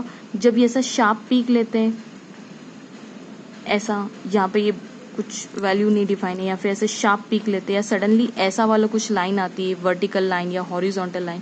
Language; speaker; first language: Hindi; native; Hindi